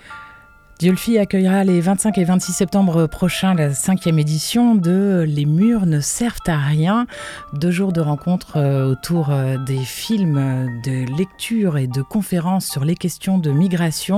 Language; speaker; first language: French; native; French